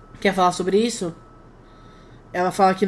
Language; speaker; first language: Portuguese; native; Portuguese